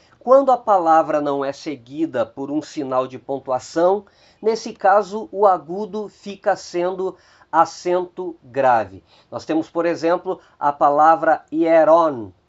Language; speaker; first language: Portuguese; native; Portuguese